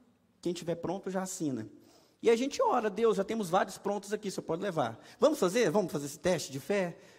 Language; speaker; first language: Portuguese; native; Portuguese